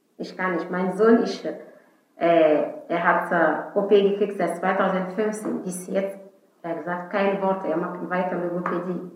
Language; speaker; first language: German; non-native, learner; Fula